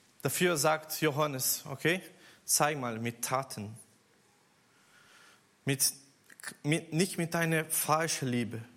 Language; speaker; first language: German; non-native, learner; Portuguese